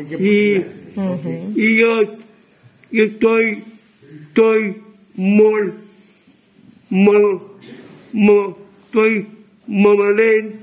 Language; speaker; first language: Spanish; non-native, local second language; Catalan